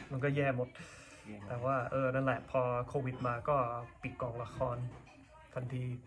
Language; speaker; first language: Thai; non-native, fluent; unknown